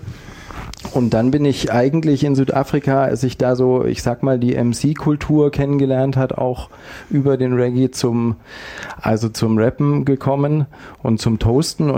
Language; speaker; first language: German; native; German